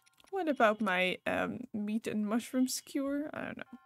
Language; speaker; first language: English; non-native, fluent; Dutch